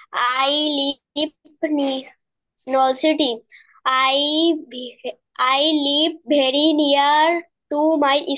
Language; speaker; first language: English; non-native, learner; Bangla